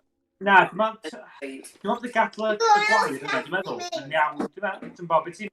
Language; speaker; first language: Welsh; native; Welsh